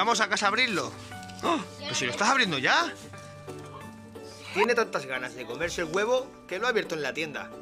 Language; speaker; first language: Spanish; native; Spanish